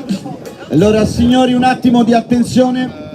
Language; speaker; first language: Italian; native; Italian